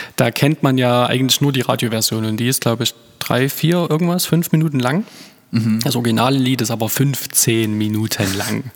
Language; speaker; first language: German; native; German